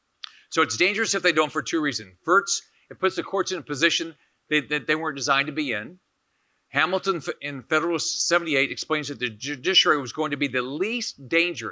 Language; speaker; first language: English; native; English